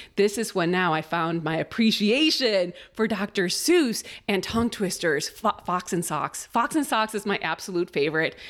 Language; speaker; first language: English; early bilingual, other home language; Spanish